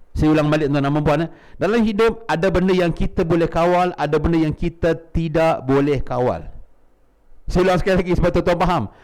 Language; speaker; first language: Malay; native; Malay